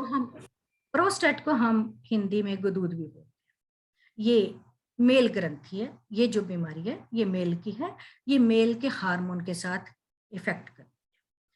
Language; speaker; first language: Hindi; native; Hindi